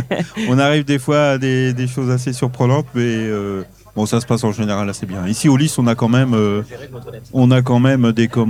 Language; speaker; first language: French; native; French